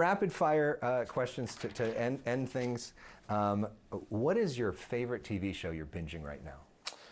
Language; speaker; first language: English; native; English